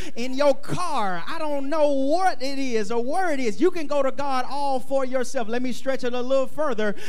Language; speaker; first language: English; native; English